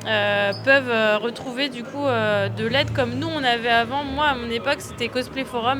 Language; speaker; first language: French; native; French